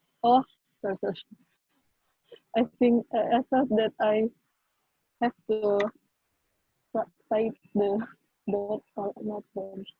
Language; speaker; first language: English; non-native, learner; Indonesian